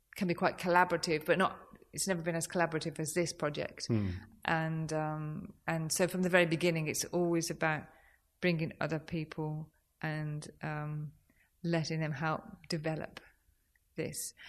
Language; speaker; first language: English; native; English